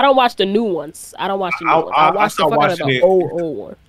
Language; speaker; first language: English; native; English